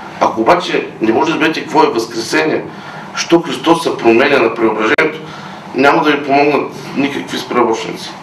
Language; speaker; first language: Bulgarian; native; Bulgarian